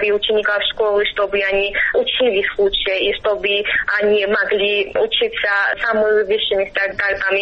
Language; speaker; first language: Russian; non-native, fluent; Georgian